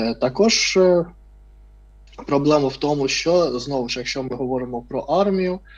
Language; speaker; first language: Ukrainian; non-native, fluent; Russian